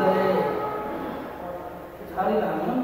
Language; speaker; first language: Korean; non-native, learner; Nepali